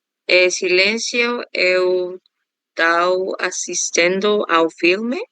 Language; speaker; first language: Portuguese; non-native, learner; Spanish